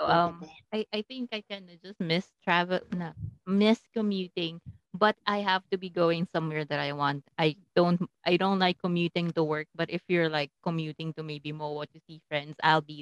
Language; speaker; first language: English; non-native, local second language; Filipino